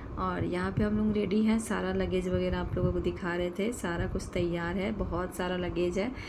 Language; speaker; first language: Hindi; native; Hindi